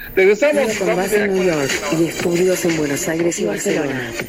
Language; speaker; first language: Spanish; native; Spanish